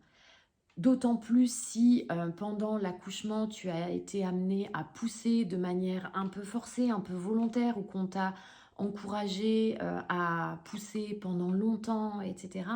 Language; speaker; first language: French; native; French